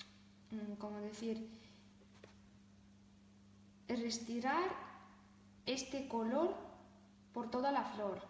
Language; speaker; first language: Spanish; non-native, fluent; Russian